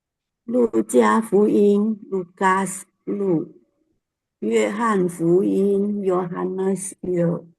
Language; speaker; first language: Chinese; non-native, learner; Indonesian